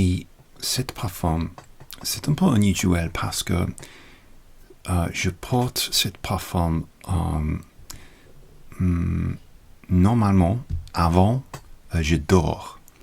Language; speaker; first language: French; non-native, learner; English